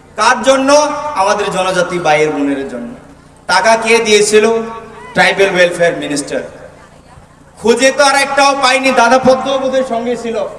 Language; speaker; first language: Bangla; non-native, local second language; Kok Borok